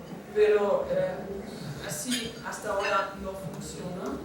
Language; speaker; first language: Spanish; non-native, fluent; German